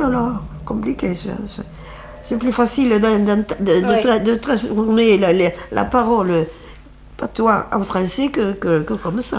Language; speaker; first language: French; native; French